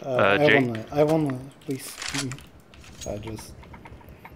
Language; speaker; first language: English; non-native, learner; Russian